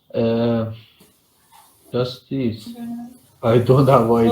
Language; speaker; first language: English; non-native, learner; Persian